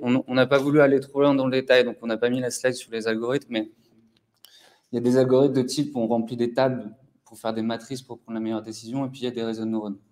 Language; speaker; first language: French; native; French